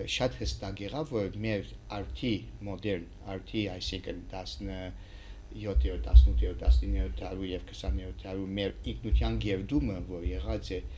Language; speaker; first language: Armenian; early bilingual, heritage; Armenian